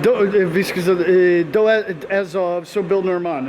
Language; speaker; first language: Russian; non-native, learner; English